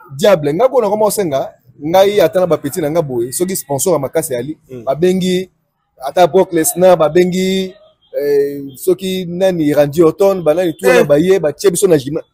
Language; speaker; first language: Lingala; native; Lingala